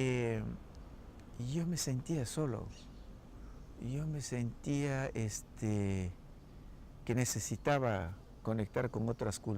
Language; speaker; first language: Spanish; non-native, local second language; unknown